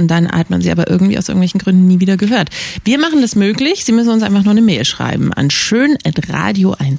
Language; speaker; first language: German; native; German